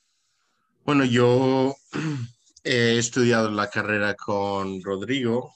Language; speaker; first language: Spanish; non-native, local second language; Arabic